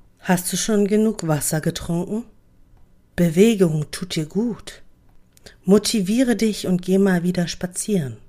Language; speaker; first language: German; native; German